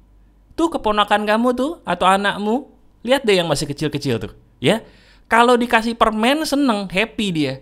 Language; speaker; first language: Indonesian; native; Indonesian